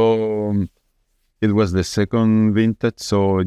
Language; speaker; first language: English; non-native, fluent; Spanish